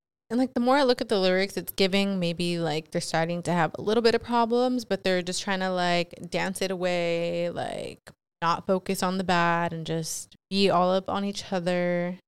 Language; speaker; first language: English; early bilingual, other home language; Spanish